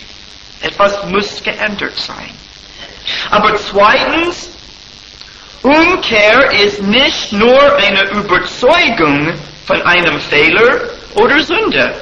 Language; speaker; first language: German; non-native, fluent; English